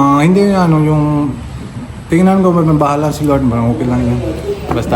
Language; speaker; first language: Filipino; non-native, learner; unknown